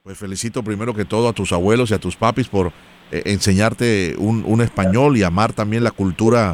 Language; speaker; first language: Spanish; native; Spanish